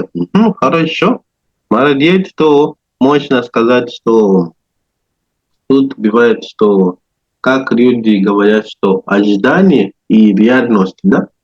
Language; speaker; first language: Russian; non-native, learner; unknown